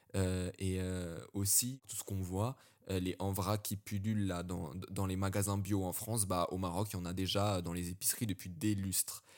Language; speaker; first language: French; early bilingual, other home language; Arabic